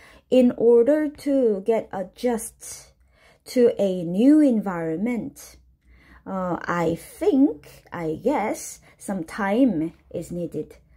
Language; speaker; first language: English; non-native, fluent; Korean